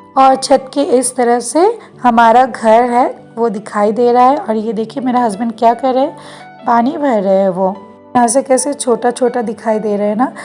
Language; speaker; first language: Hindi; non-native, local second language; Bangla